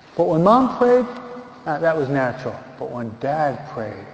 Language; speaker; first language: English; native; English